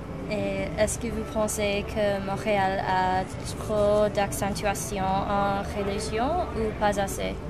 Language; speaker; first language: French; non-native, learner; English